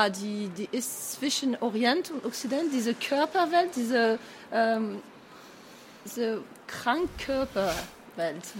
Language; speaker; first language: German; non-native, fluent; French